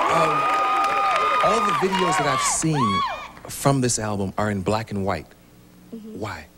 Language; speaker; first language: English; native; English